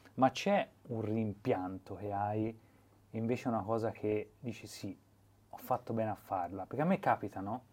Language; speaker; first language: Italian; native; Italian